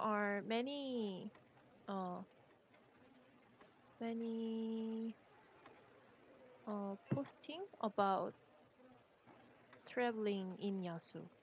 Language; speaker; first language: English; non-native, learner; Korean